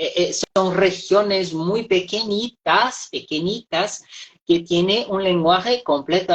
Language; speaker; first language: Spanish; non-native, fluent; Portuguese